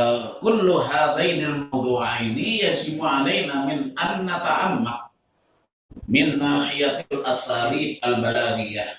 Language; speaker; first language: Arabic; non-native, fluent; Indonesian